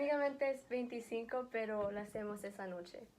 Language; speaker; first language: Spanish; early bilingual, heritage; Spanish